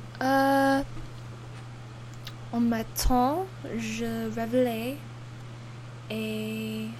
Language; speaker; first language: French; non-native, learner; English